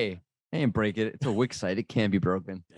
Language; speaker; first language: English; native; English